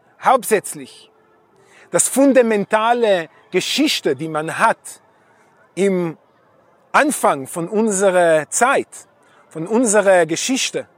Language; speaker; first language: German; non-native, fluent; Hebrew